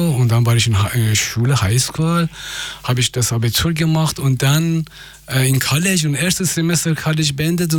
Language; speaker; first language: German; non-native, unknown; Persian